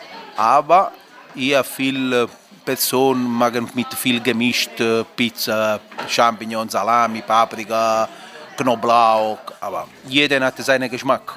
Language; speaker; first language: German; non-native, learner; Italian